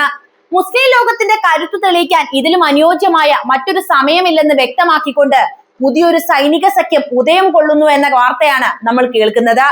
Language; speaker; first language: Malayalam; native; Malayalam